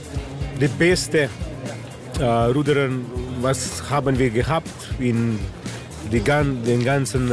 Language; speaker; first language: German; non-native, learner; Slovenian